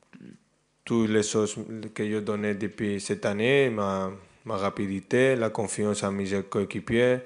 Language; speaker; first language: French; non-native, fluent; Spanish